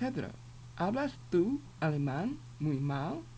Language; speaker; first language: Spanish; non-native, fluent; English